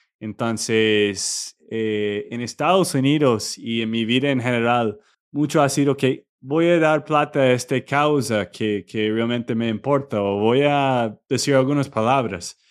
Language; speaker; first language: Spanish; non-native, learner; English